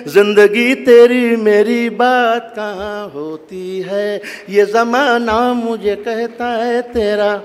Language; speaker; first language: Hindi; native; Hindi